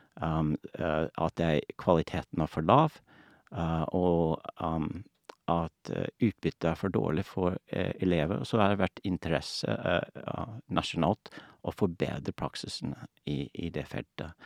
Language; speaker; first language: Norwegian; non-native, fluent; English